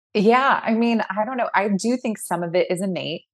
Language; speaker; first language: English; native; English